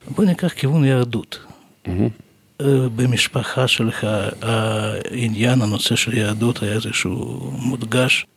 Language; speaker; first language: Hebrew; non-native, fluent; Russian